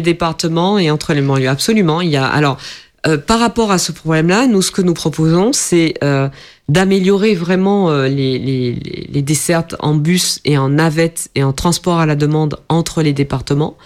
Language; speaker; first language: French; native; French